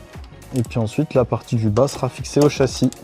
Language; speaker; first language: French; native; French